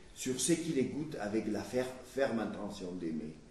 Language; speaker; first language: French; non-native, fluent; Spanish